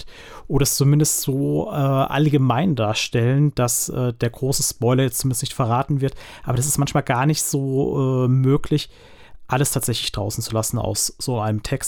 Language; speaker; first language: German; native; German